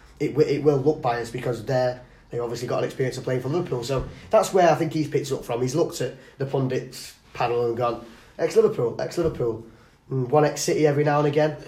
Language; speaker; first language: English; native; English